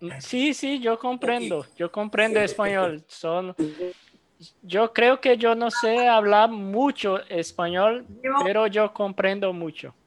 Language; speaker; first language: Spanish; non-native, learner; Portuguese